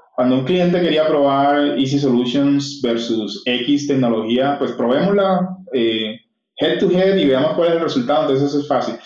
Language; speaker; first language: Spanish; native; Spanish